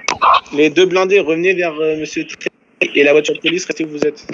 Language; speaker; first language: French; native; French